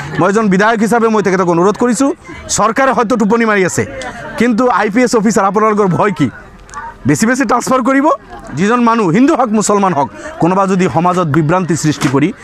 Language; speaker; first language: Assamese; non-native, local second language; Bangla